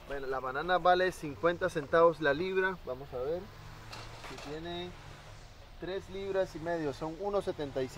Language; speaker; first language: Spanish; native; Spanish